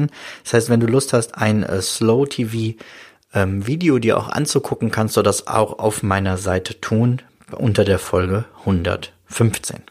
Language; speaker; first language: German; native; German